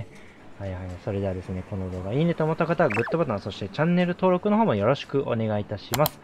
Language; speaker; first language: Japanese; native; Japanese